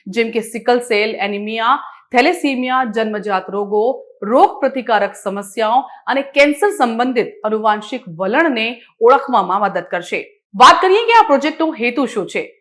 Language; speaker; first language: Gujarati; native; Gujarati